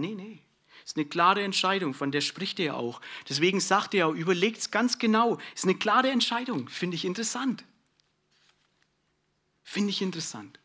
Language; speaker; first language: German; native; German